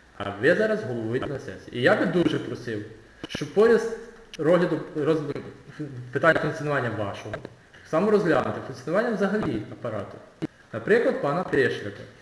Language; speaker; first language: Ukrainian; native; Ukrainian